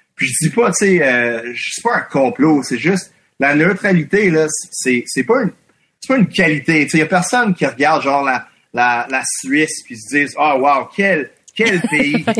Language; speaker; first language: French; non-native, fluent; English